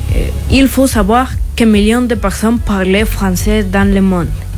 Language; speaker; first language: French; non-native, learner; Spanish